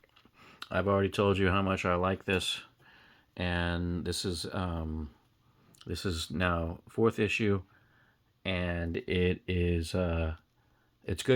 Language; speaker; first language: English; native; English